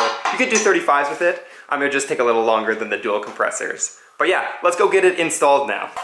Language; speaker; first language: English; native; English